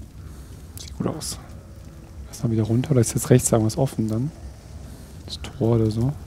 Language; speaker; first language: German; native; German